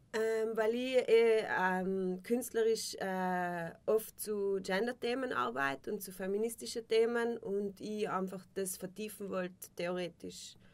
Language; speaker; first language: German; native; German